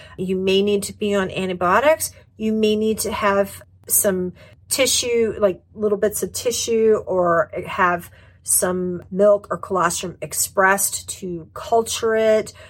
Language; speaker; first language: English; native; English